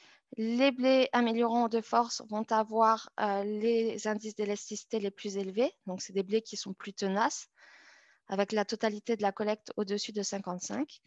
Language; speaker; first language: French; native; French